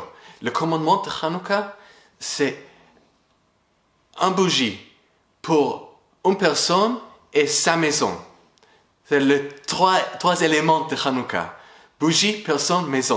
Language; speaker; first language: French; non-native, fluent; English